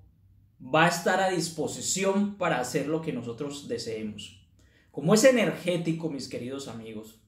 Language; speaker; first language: Spanish; native; Spanish